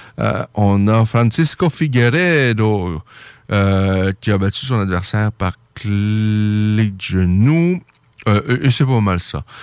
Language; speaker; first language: French; native; French